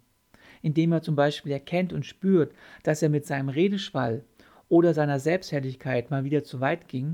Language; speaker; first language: German; native; German